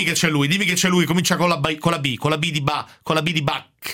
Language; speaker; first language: Italian; native; Italian